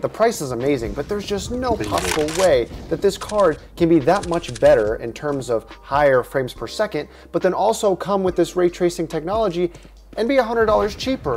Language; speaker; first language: English; native; English